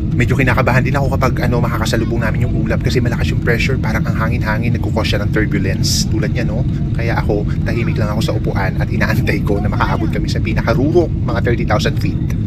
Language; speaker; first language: Filipino; native; Filipino